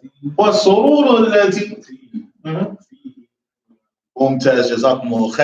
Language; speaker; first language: Arabic; non-native, fluent; English